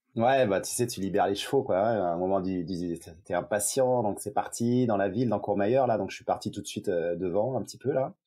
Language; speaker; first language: French; native; French